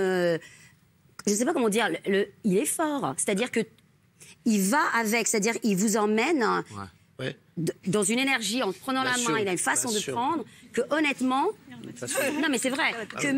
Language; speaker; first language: French; non-native, fluent; English